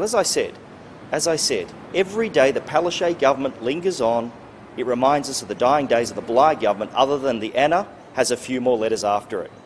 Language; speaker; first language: English; native; English